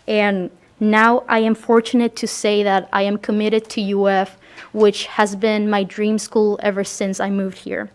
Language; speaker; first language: English; early bilingual, other home language; Spanish